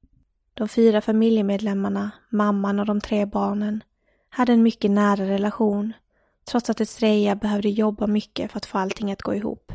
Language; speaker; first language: Swedish; native; Swedish